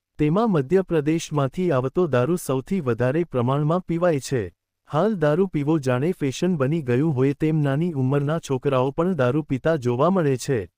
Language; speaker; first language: Gujarati; native; Gujarati